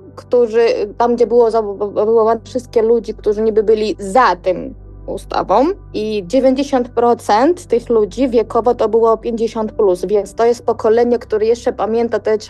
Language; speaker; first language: Polish; non-native, fluent; Georgian